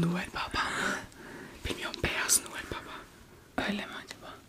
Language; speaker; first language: Turkish; early bilingual, heritage; Turkish